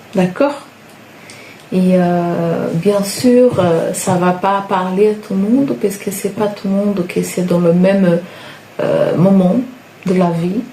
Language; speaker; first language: French; non-native, fluent; Portuguese